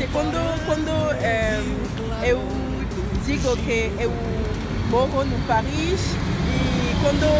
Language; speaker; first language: Portuguese; non-native, learner; French